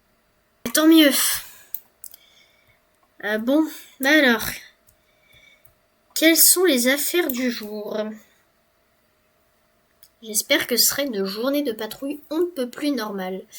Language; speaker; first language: French; native; French